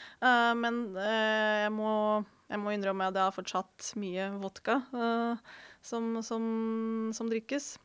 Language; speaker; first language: Norwegian; non-native, fluent; Ukrainian